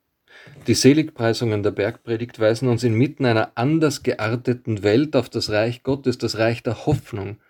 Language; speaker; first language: German; native; German